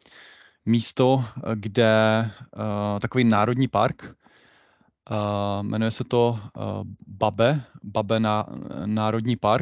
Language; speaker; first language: Czech; native; Czech